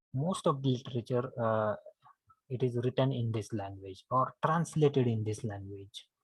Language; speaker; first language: English; non-native, local second language; Marathi